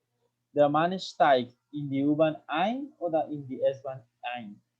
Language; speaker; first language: German; non-native, learner; Spanish